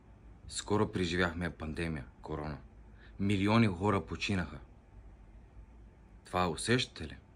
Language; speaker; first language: Bulgarian; non-native, local second language; Turkish